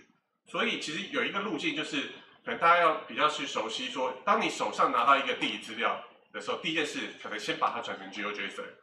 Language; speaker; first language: Chinese; native; Chinese